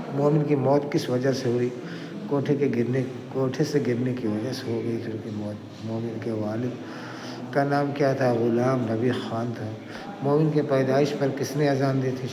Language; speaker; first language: Urdu; native; Urdu